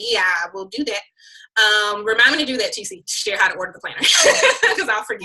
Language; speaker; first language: English; native; English